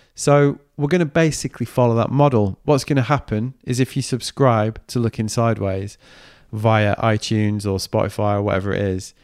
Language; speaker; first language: English; native; English